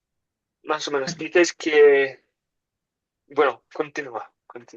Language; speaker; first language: Spanish; non-native, learner; English